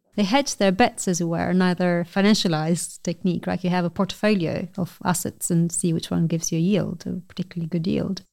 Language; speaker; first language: English; non-native, fluent; Albanian